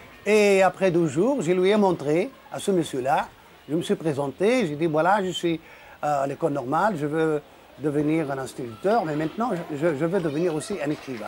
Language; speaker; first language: French; non-native, local second language; Arabic